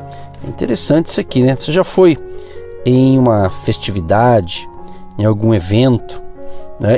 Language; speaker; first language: Portuguese; native; Portuguese